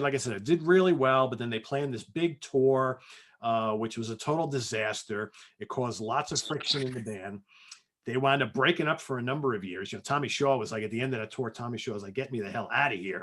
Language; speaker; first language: English; native; English